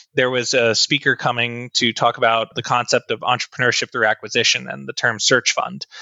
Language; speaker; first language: English; native; English